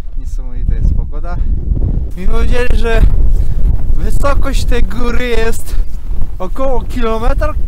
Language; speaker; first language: Polish; non-native, learner; Russian